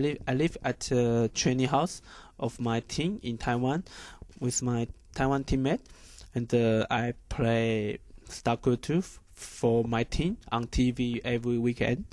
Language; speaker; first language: English; non-native, learner; Chinese